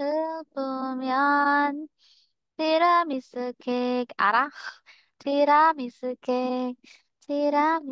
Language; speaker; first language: Korean; non-native, fluent; English